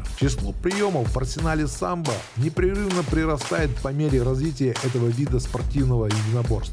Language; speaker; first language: Russian; native; Russian